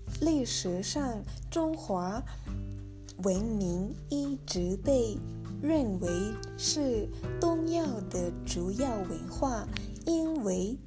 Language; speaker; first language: Chinese; non-native, learner; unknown